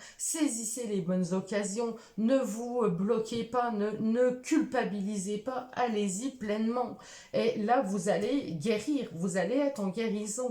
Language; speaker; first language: French; native; French